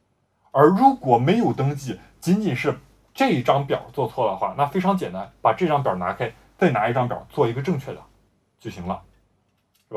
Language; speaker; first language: Chinese; native; Chinese